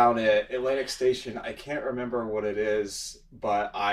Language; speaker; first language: English; native; English